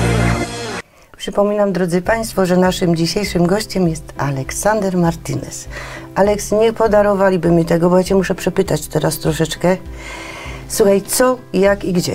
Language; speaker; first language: Polish; native; Polish